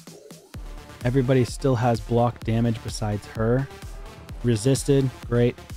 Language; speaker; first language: English; native; English